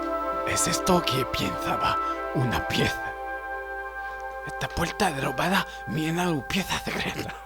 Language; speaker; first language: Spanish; non-native, learner; French